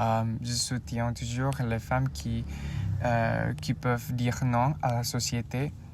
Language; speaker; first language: French; non-native, learner; Indonesian